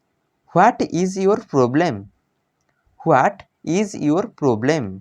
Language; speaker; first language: English; non-native, local second language; Odia